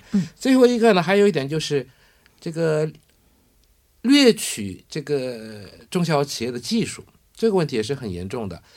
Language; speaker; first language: Chinese; non-native, fluent; Korean